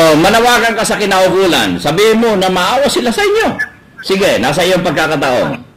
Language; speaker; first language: Filipino; native; Filipino